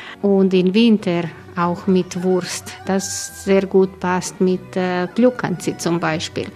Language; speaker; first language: German; non-native, learner; Croatian